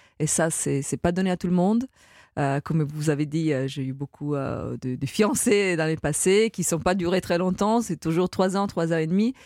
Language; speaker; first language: French; non-native, fluent; Italian